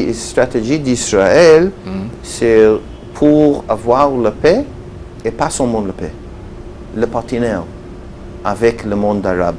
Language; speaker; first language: French; non-native, learner; Hebrew